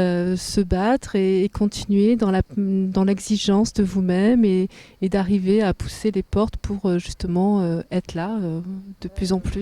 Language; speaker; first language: French; native; French